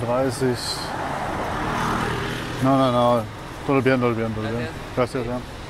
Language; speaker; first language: Spanish; non-native, learner; English